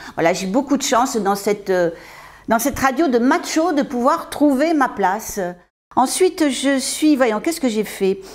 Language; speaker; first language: French; native; French